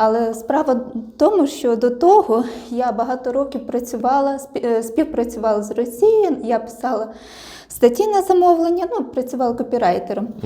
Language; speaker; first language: Ukrainian; non-native, local second language; Russian